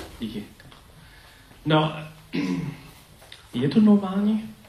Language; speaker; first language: Czech; non-native, learner; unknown